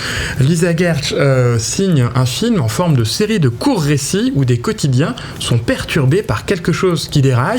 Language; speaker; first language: French; native; French